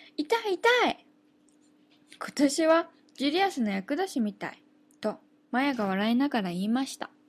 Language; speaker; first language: Japanese; native; Japanese